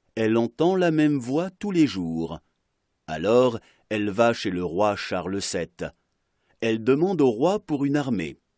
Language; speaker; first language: French; non-native, fluent; Arabic